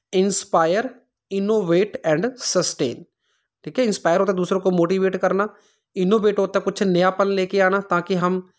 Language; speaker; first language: Hindi; non-native, local second language; Punjabi